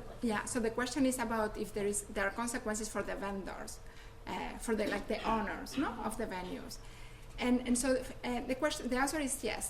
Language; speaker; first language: English; non-native, fluent; Spanish